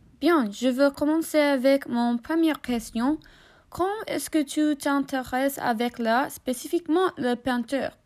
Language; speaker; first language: French; non-native, learner; English